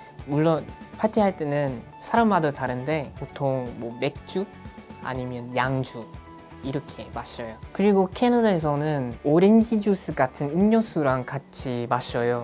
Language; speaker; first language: Korean; non-native, fluent; English